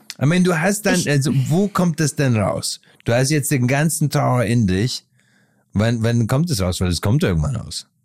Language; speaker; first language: German; non-native, fluent; English